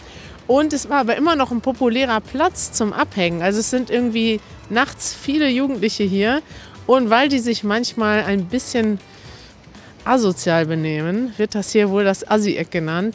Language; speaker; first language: German; native; German